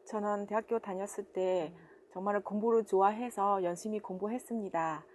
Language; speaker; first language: Korean; non-native, fluent; Vietnamese